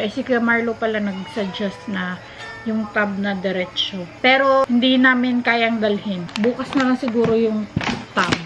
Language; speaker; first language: Filipino; non-native, local second language; Cebuano